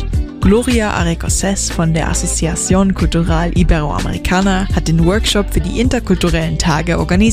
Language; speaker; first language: German; native; German